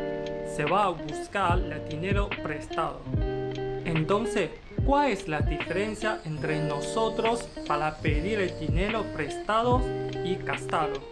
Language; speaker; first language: Spanish; non-native, learner; Chinese